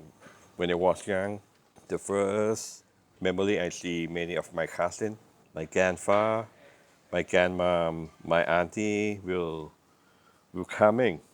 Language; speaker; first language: English; non-native, learner; Thai